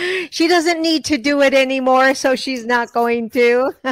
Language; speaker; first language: English; early bilingual, other home language; Spanish